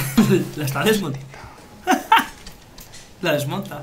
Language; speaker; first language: Spanish; native; Spanish